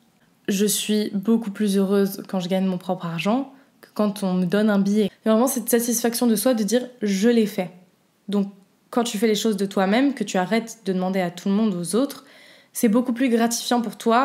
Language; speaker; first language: French; native; French